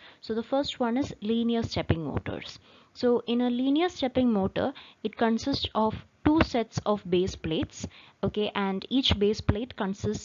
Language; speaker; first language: English; non-native, local second language; Malayalam